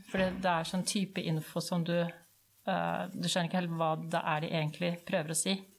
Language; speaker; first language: Norwegian; native; Norwegian